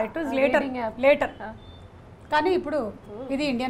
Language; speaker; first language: Telugu; native; Telugu